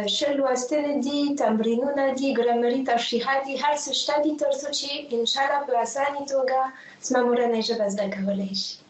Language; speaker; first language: Pashto; non-native, fluent; French